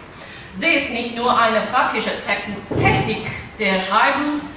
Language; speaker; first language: German; non-native, fluent; Chinese